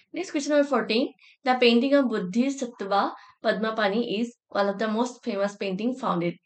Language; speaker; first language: English; non-native, local second language; Assamese